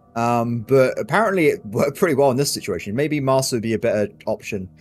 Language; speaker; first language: English; native; English